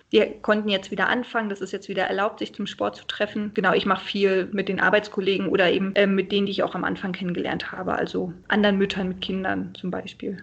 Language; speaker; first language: German; native; German